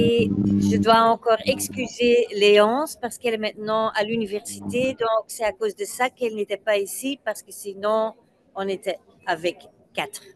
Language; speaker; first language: French; non-native, local second language; Dutch